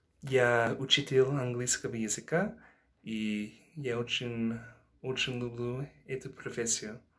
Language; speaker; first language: Russian; non-native, learner; English